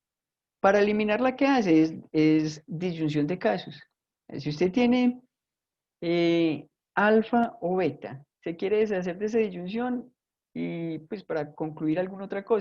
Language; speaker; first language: Spanish; native; Spanish